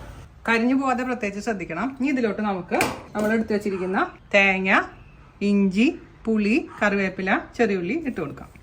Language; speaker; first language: Malayalam; native; Malayalam